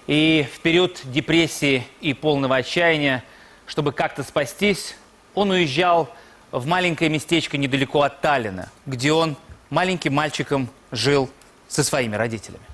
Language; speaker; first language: Russian; native; Russian